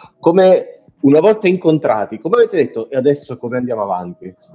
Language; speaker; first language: Italian; native; Italian